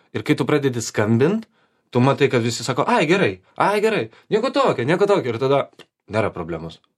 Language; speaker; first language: Lithuanian; non-native, local second language; Polish